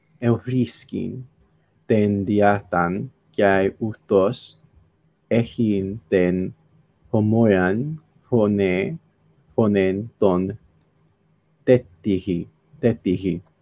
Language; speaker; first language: Greek; non-native, learner; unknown